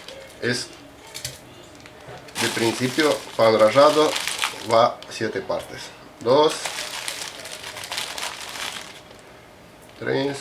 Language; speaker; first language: Spanish; non-native, fluent; Russian